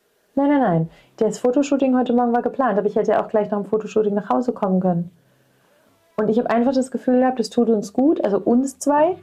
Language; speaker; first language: German; native; German